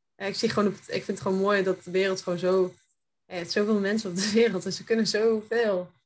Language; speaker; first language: Dutch; early bilingual, heritage; Dutch